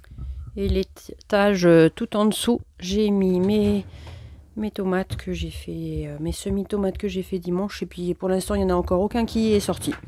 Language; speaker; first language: French; native; French